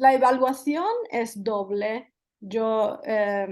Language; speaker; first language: Spanish; non-native, fluent; Italian